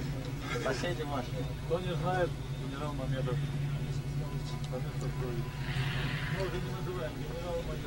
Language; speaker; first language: Russian; non-native, local second language; Azerbaijani